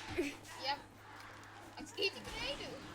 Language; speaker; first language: Welsh; non-native, local second language; English